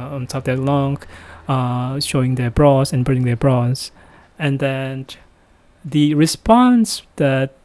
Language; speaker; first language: English; non-native, fluent; Indonesian